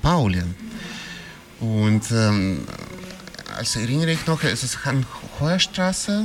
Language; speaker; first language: German; non-native, fluent; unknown